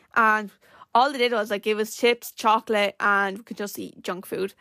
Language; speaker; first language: English; native; English